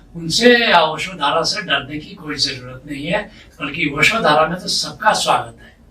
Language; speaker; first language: Hindi; native; Hindi